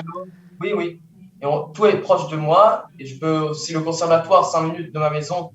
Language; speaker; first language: French; early bilingual, heritage; French